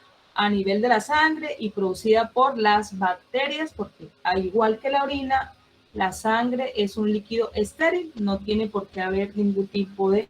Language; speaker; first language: Spanish; native; Spanish